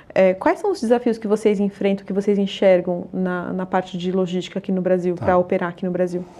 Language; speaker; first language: Portuguese; native; Portuguese